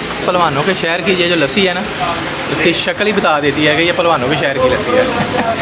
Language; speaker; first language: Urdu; non-native, local second language; Punjabi